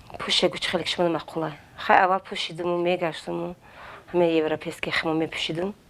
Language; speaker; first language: Tajik; non-native, fluent; Avaric